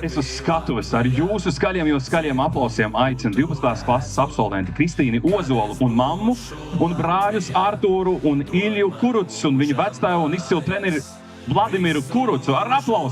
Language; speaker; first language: Latvian; native; Latvian